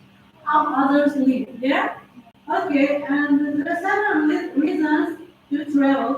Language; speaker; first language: English; non-native, fluent; Uzbek